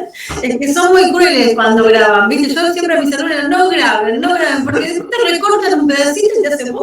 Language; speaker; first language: Spanish; native; Spanish